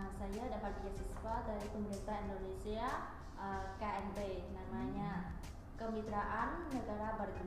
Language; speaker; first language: Indonesian; non-native, fluent; Khmer